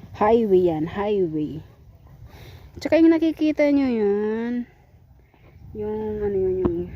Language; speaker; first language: Filipino; non-native, local second language; Iloko